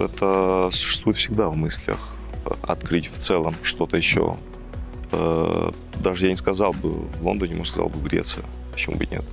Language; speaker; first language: Russian; non-native, fluent; Greek